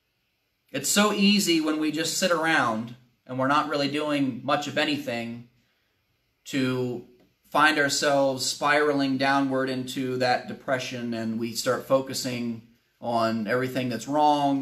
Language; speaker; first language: English; native; English